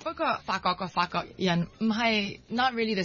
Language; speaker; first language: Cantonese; early bilingual, heritage; French